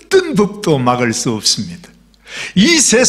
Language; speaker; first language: Korean; native; Korean